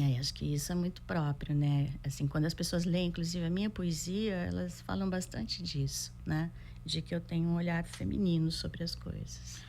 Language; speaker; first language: Portuguese; native; Portuguese